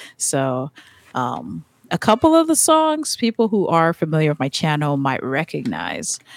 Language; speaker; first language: English; native; English